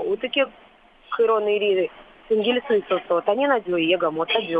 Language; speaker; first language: Korean; non-native, learner; Russian